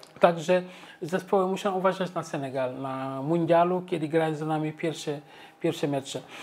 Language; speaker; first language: Polish; non-native, fluent; Wolof